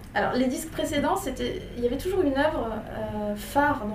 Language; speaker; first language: French; native; French